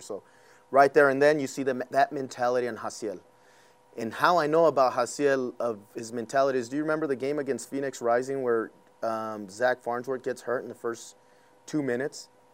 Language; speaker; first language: English; early bilingual, other home language; Spanish